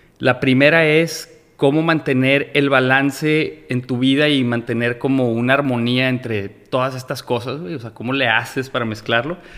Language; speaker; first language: Spanish; native; Spanish